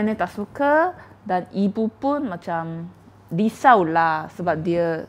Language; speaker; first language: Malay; non-native, fluent; Korean